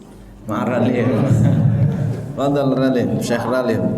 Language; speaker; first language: Arabic; non-native, fluent; Indonesian